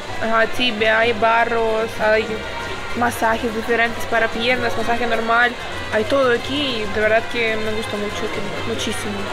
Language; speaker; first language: Spanish; non-native, learner; Ukrainian